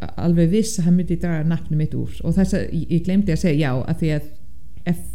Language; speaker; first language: Icelandic; non-native, fluent; English